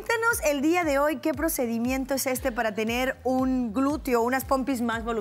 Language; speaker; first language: Spanish; native; Spanish